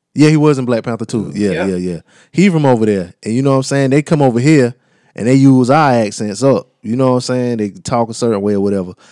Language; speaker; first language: English; native; English